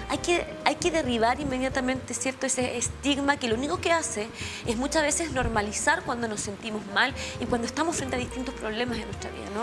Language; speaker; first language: Spanish; native; Spanish